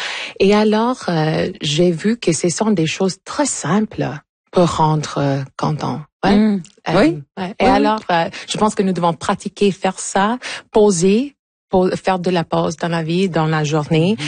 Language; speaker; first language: French; non-native, local second language; English